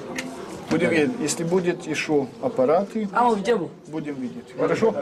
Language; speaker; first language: Russian; non-native, learner; French